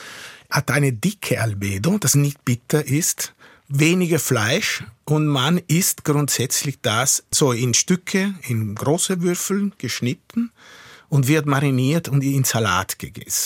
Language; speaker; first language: German; non-native, fluent; Italian